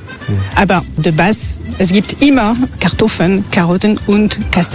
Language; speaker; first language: German; non-native, learner; French